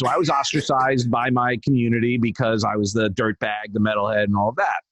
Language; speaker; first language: English; native; English